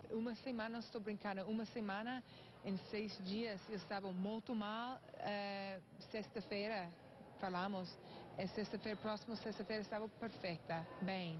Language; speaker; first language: Portuguese; non-native, learner; English